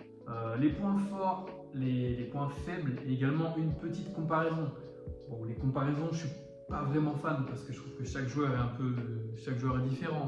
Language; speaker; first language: French; native; French